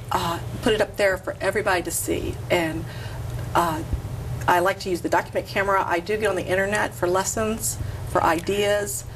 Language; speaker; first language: English; native; English